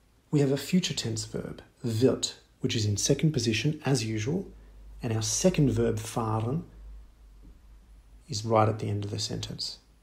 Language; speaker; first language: English; native; English